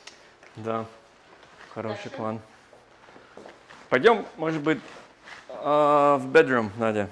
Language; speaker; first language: Russian; non-native, fluent; English